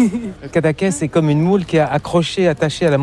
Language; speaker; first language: French; native; French